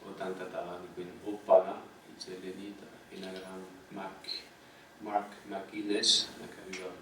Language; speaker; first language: Finnish; non-native, fluent; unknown